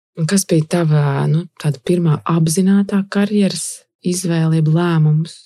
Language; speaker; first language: Latvian; native; Latvian